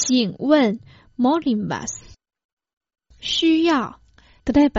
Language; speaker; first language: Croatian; non-native, fluent; Chinese